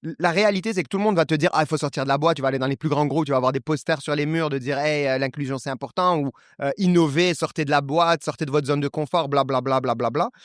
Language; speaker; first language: French; non-native, local second language; Arabic